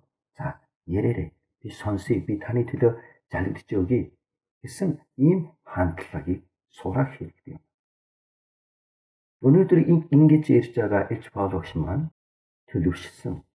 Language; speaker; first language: Mongolian; non-native, fluent; Korean